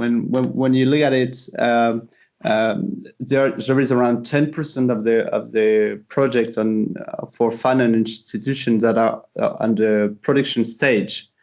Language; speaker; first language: English; non-native, fluent; French